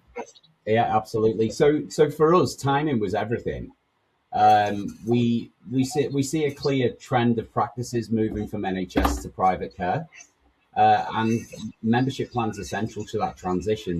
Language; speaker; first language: English; native; English